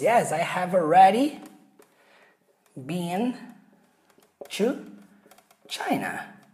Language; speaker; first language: English; non-native, fluent; Portuguese